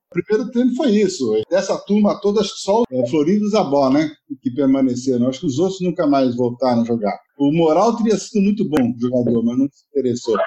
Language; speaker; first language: Portuguese; native; Portuguese